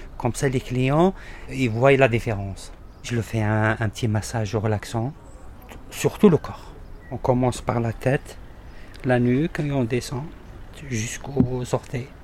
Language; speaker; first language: French; non-native, local second language; Arabic